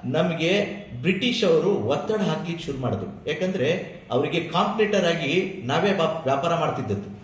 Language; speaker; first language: Kannada; non-native, local second language; Lambadi